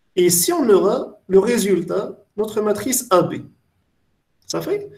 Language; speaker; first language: French; non-native, local second language; Arabic